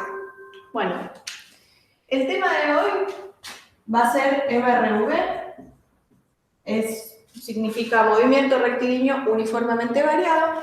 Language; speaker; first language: Spanish; native; Spanish